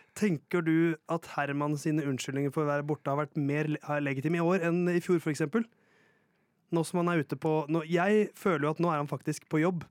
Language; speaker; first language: Norwegian; native; Norwegian